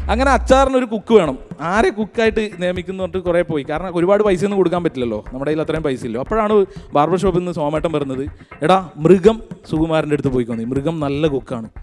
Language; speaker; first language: Malayalam; native; Malayalam